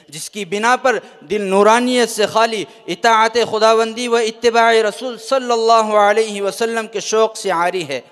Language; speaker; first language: Urdu; native; Urdu